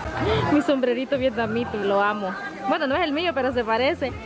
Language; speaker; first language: Spanish; native; Spanish